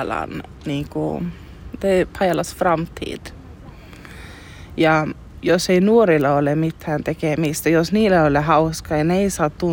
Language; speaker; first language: Finnish; early bilingual, heritage; Finnish